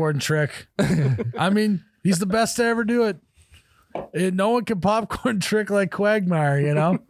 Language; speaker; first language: English; native; English